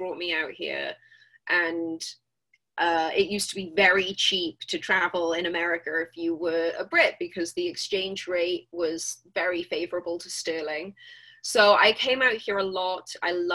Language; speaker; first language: English; native; English